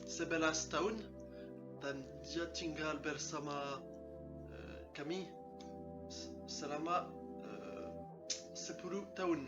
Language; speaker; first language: Indonesian; non-native, learner; French